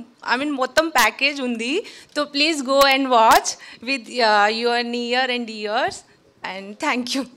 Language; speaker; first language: Telugu; non-native, learner; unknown